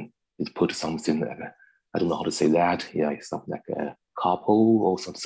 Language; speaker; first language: English; non-native, learner; Chinese